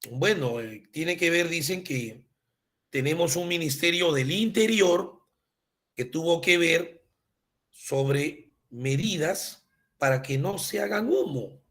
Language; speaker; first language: Spanish; native; Spanish